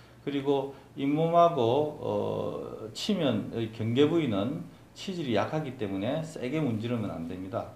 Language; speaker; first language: Korean; native; Korean